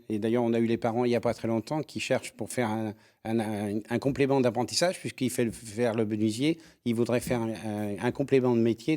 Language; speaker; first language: French; native; French